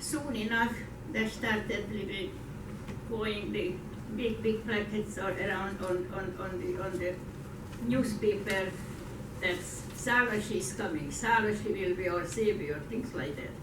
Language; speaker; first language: English; non-native, fluent; Hungarian